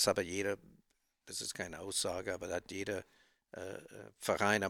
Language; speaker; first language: German; non-native, learner; English